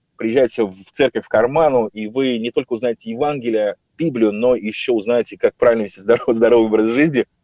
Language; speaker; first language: Russian; native; Russian